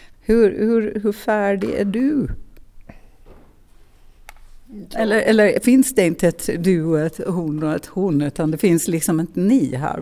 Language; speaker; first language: Swedish; native; Swedish